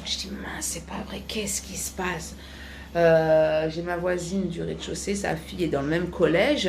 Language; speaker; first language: French; native; French